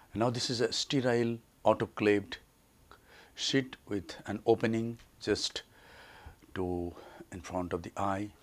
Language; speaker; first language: English; non-native, local second language; Bangla